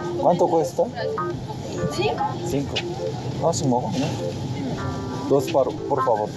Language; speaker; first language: Spanish; non-native, learner; Korean